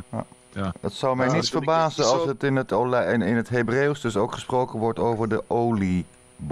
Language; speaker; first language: Dutch; native; Dutch